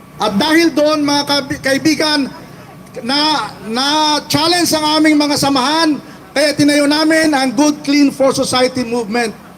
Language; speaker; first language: Filipino; non-native, local second language; Iloko